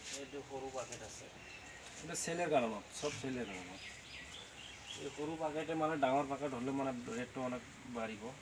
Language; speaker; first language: Assamese; non-native, local second language; Bangla